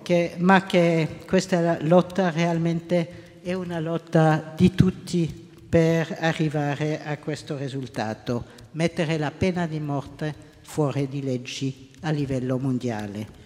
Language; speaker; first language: Italian; non-native, local second language; French